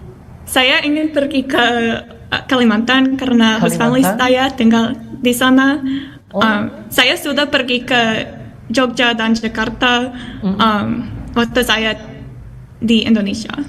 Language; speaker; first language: Indonesian; non-native, learner; English